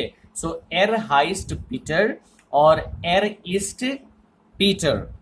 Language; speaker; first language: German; non-native, learner; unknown